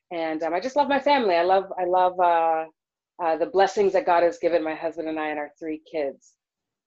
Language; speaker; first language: English; native; English